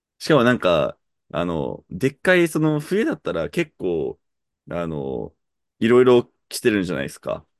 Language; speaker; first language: Japanese; non-native, fluent; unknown